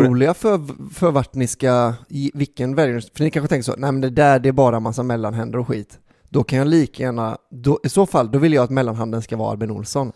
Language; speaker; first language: Swedish; native; Swedish